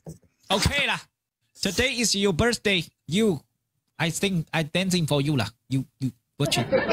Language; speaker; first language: English; non-native, learner; Chinese